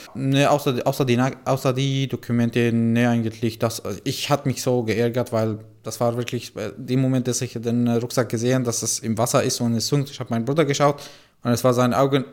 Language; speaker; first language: German; non-native, fluent; Arabic